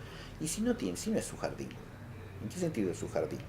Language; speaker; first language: Spanish; native; Spanish